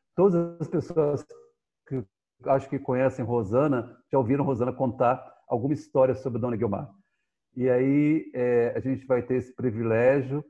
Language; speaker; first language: Portuguese; native; Portuguese